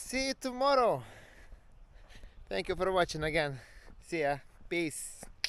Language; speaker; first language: English; non-native, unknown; Lithuanian